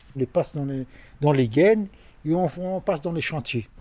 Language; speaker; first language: French; non-native, learner; Arabic